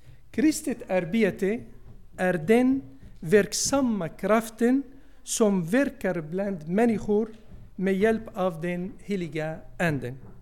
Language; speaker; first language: Swedish; non-native, fluent; Arabic